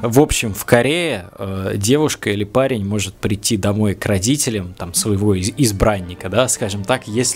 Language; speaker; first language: Russian; native; Russian